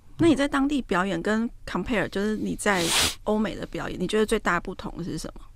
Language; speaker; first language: Chinese; native; Chinese